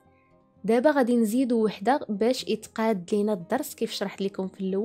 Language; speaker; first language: Arabic; native; Arabic